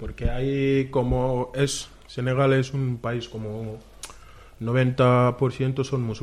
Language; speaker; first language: Spanish; non-native, fluent; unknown